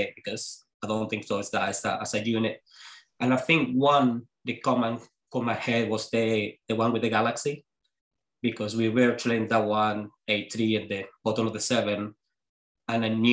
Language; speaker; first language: English; non-native, fluent; Spanish